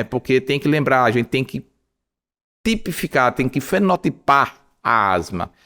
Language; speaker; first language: Portuguese; native; Portuguese